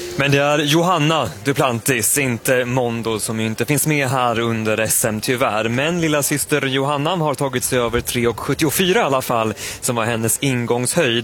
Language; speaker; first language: Swedish; native; Swedish